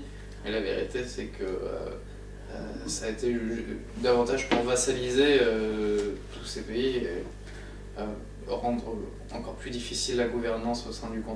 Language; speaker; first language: French; native; French